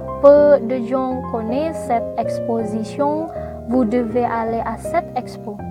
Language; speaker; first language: French; non-native, learner; Indonesian